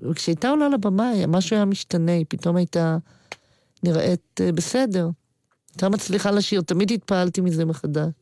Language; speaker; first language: Hebrew; native; Hebrew